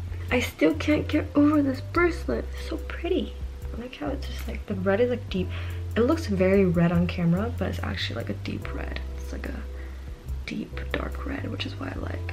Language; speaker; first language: English; early bilingual, other home language; Chinese